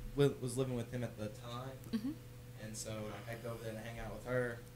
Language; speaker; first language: English; native; English